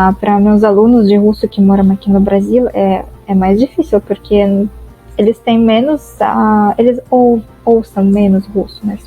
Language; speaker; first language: Portuguese; non-native, fluent; Russian